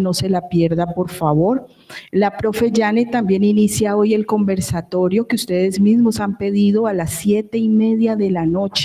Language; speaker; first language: Spanish; native; Spanish